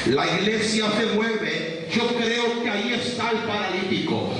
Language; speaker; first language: Spanish; native; Spanish